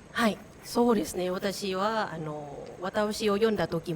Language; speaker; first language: Japanese; non-native, learner; Thai